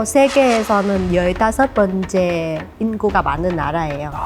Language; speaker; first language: Korean; non-native, learner; Vietnamese